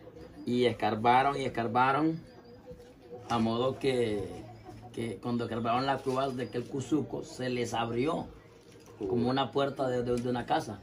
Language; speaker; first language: Spanish; native; Spanish